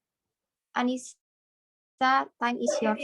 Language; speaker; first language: English; non-native, fluent; Indonesian